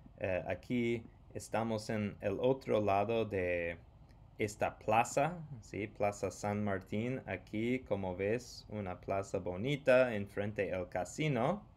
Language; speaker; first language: Spanish; non-native, fluent; English